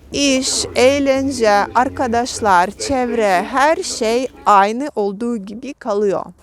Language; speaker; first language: Turkish; non-native, fluent; Russian